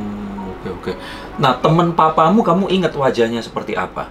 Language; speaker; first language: Indonesian; native; Indonesian